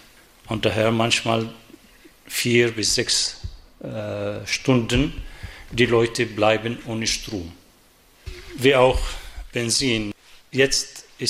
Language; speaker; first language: German; non-native, fluent; Arabic